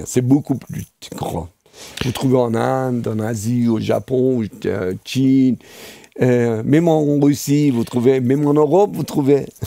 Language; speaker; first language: French; non-native, fluent; Persian